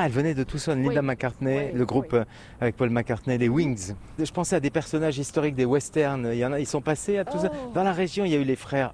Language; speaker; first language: French; native; French